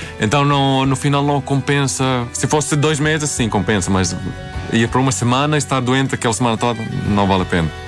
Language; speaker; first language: Portuguese; non-native, fluent; Swedish